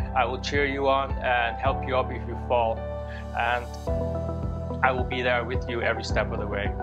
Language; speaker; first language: English; non-native, fluent; Dutch